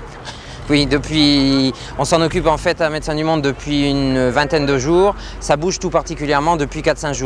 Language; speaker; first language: French; native; French